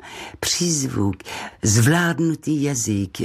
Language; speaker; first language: Czech; non-native, learner; French